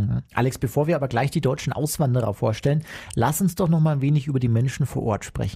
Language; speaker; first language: German; native; German